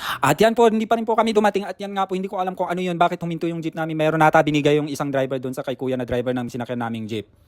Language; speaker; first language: Filipino; non-native, local second language; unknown